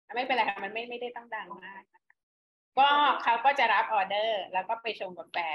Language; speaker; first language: Thai; native; Thai